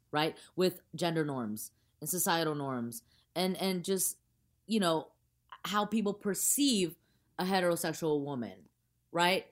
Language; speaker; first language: English; early bilingual, other home language; Chinese